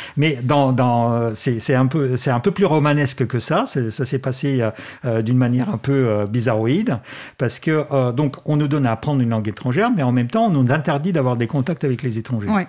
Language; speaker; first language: French; non-native, fluent; Russian